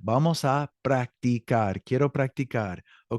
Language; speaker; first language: Spanish; non-native, fluent; English